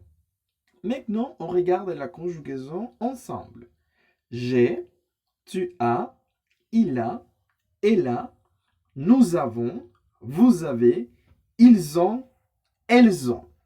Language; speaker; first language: French; non-native, fluent; Spanish